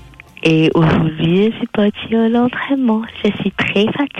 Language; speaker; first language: French; non-native, local second language; Morisyen